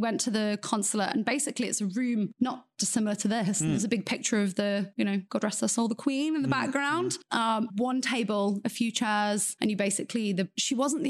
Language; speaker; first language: English; native; English